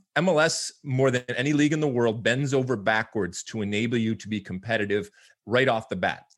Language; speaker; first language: English; native; English